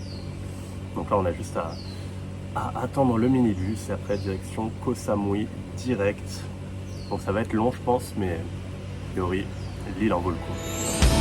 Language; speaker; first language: French; native; French